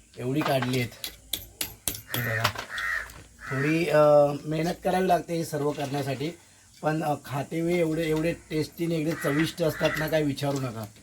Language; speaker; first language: Marathi; native; Marathi